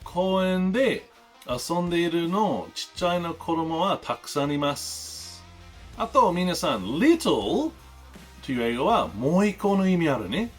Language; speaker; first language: Japanese; non-native, learner; English